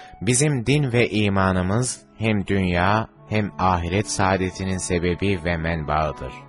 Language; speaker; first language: Turkish; native; Turkish